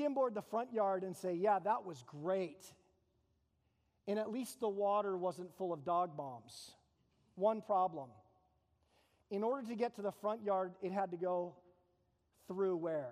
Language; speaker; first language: English; native; English